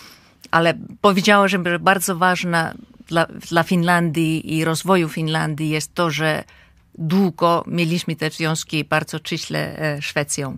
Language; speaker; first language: Polish; non-native, fluent; Finnish